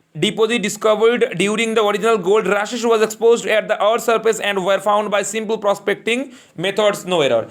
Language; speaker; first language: English; non-native, local second language; Bangla